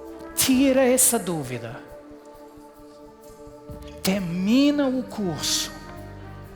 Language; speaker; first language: Portuguese; non-native, fluent; English